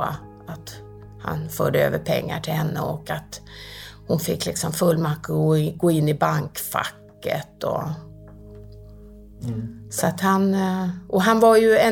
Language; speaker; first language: Swedish; native; Swedish